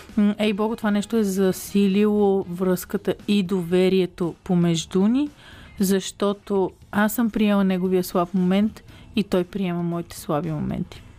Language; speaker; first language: Bulgarian; native; Bulgarian